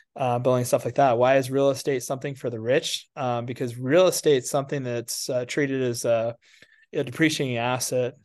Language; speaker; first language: English; native; English